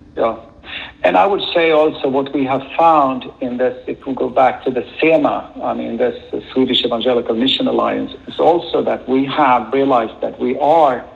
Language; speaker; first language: English; non-native, fluent; Swedish